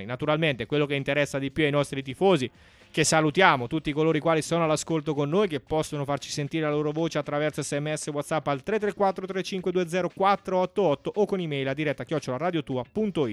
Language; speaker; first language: Italian; native; Italian